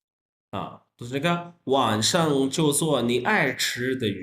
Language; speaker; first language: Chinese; non-native, fluent; Urdu